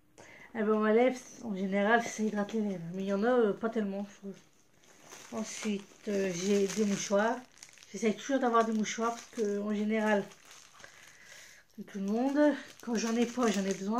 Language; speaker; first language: French; native; French